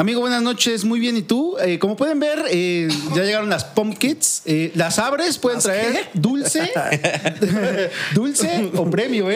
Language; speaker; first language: Spanish; native; Spanish